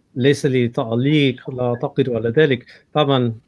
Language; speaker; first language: Arabic; non-native, learner; English